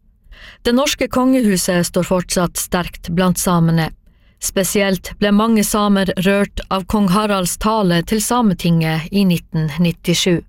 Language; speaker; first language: Norwegian; native; Norwegian